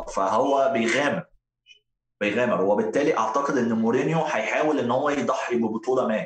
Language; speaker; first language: Arabic; native; Arabic